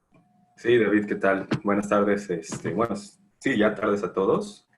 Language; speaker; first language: Spanish; native; Spanish